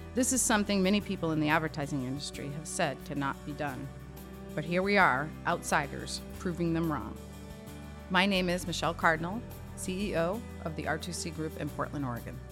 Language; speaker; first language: English; native; English